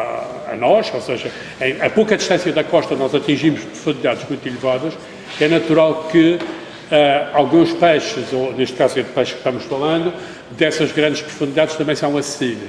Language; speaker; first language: Portuguese; native; Portuguese